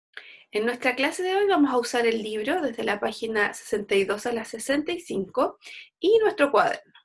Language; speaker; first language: Spanish; native; Spanish